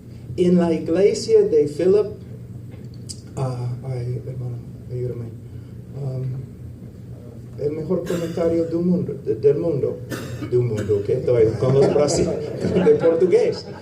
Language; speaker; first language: Spanish; non-native, fluent; English